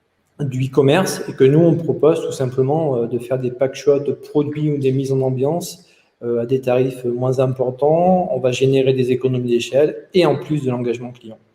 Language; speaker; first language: French; native; French